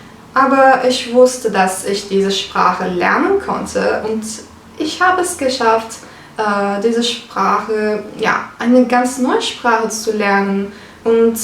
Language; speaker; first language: German; non-native, fluent; Turkish